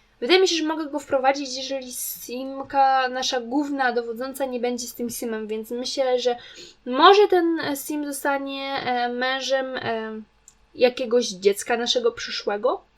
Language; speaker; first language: Polish; native; Polish